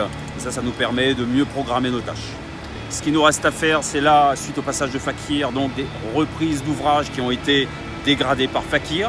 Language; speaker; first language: French; native; French